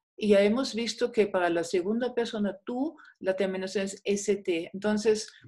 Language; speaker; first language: Spanish; non-native, fluent; German